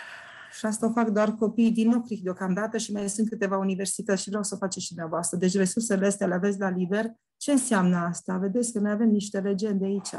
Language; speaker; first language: Romanian; native; Romanian